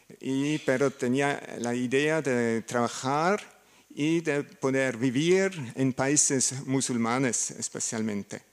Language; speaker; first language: Spanish; non-native, learner; German